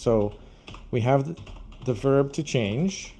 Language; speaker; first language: English; non-native, fluent; Portuguese